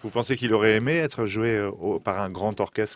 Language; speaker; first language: French; native; French